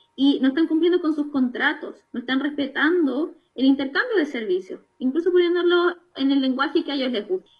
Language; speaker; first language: Spanish; native; Spanish